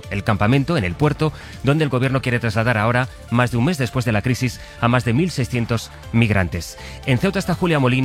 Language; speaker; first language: Spanish; native; Spanish